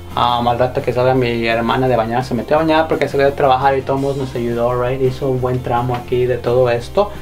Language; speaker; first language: Spanish; native; Spanish